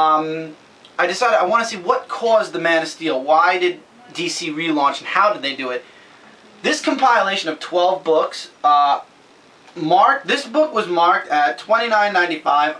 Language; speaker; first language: English; native; English